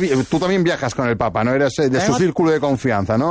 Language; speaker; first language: Spanish; native; Spanish